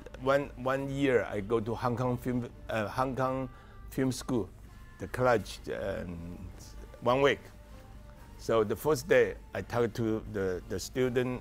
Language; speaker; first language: English; non-native, learner; Chinese